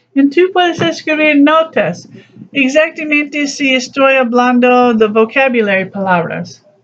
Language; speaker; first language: Spanish; non-native, learner; English